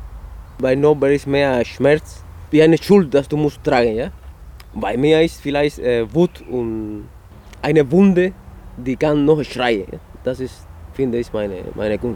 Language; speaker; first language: German; non-native, fluent; Spanish